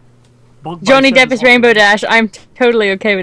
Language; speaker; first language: English; native; English